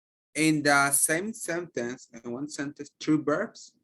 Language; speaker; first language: English; non-native, learner; Spanish